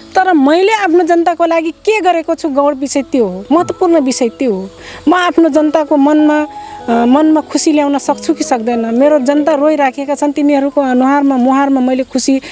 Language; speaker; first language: Nepali; non-native, local second language; Dangaura Tharu